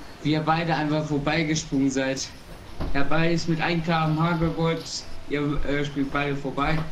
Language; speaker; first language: German; native; German